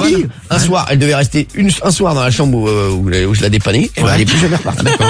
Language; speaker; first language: French; native; French